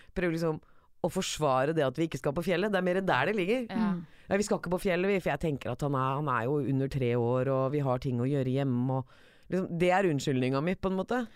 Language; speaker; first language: Norwegian; early bilingual, other home language; Persian